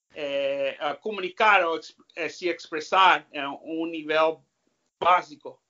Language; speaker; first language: Portuguese; non-native, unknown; English